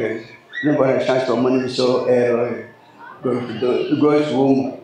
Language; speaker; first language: Portuguese; non-native, learner; Lingala